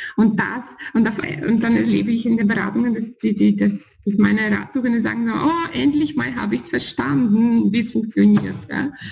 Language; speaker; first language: German; non-native, fluent; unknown